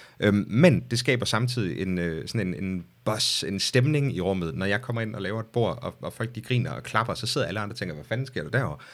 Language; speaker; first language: Danish; native; Danish